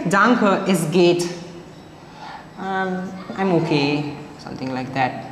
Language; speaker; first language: English; non-native, local second language; Marathi